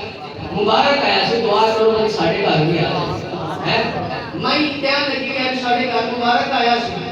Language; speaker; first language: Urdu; non-native, local second language; Punjabi